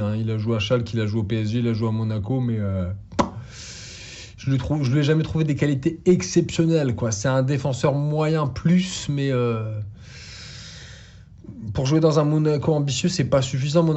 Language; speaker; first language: French; native; French